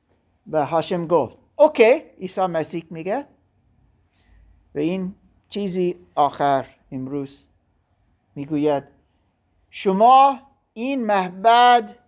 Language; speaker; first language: Persian; non-native, learner; German